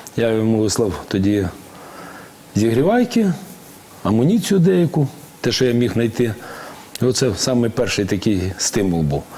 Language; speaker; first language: Ukrainian; native; Ukrainian